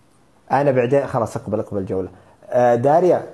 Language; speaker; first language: Arabic; native; Arabic